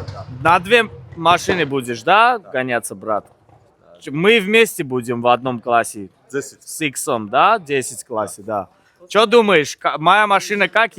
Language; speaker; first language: Russian; non-native, fluent; Armenian